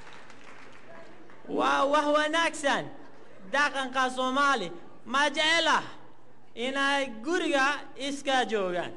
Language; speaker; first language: Somali; non-native, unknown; Spanish